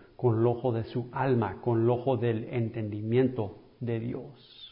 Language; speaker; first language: Spanish; non-native, fluent; English